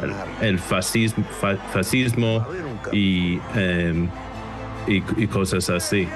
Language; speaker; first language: Spanish; non-native, fluent; English